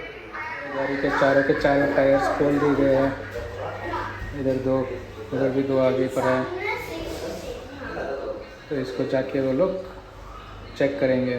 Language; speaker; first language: Hindi; native; Hindi